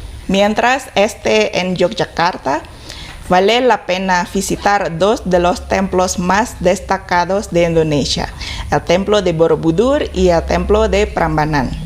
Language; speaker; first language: Spanish; non-native, fluent; Indonesian